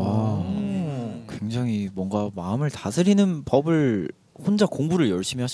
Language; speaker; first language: Korean; native; Korean